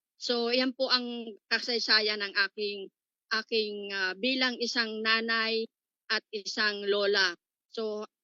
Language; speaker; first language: Filipino; native; Filipino